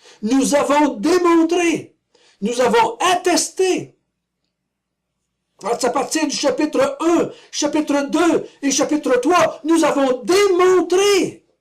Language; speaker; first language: French; native; French